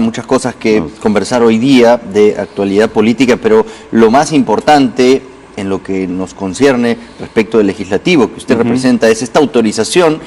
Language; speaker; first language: Spanish; native; Spanish